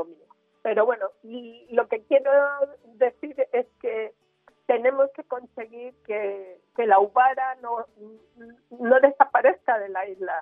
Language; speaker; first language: Spanish; native; Spanish